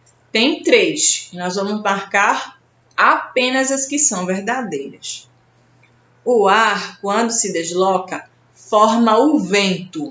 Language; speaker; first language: Portuguese; native; Portuguese